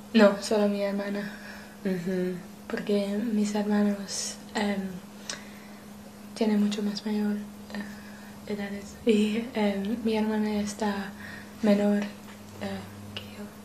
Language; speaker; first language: Spanish; non-native, learner; English